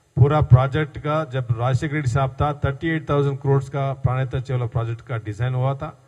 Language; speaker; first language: Hindi; non-native, local second language; Telugu